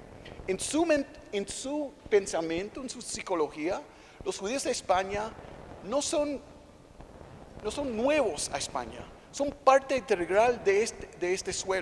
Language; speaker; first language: Spanish; non-native, fluent; English